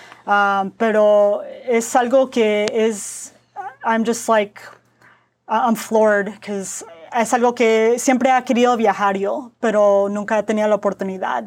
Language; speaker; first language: Spanish; early bilingual, heritage; Spanish